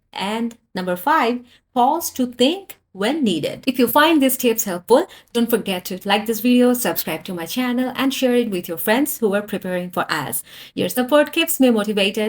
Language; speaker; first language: English; non-native, fluent; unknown